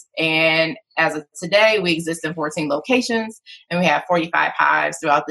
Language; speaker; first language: English; native; English